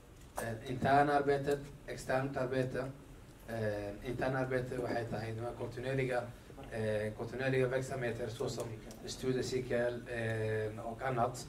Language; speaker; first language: Swedish; early bilingual, other home language; Somali